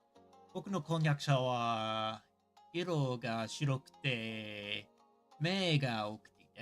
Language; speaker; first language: Japanese; non-native, learner; English